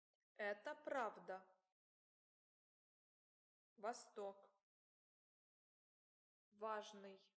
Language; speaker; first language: Russian; non-native, learner; English